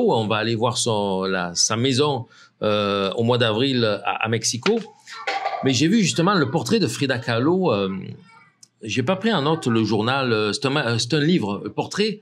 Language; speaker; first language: French; native; French